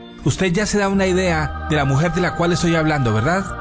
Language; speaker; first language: Spanish; native; Spanish